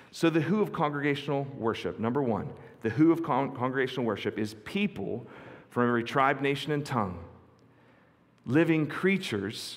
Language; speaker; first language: English; native; English